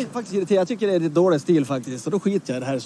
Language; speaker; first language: Swedish; native; Swedish